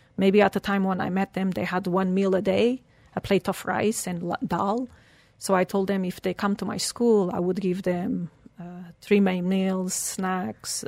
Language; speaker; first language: English; non-native, fluent; Portuguese